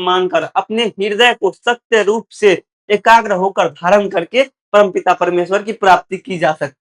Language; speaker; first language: Hindi; native; Hindi